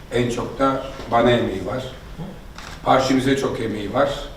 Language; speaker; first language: Turkish; native; Turkish